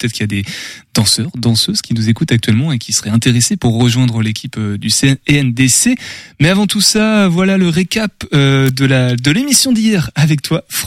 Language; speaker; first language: French; native; French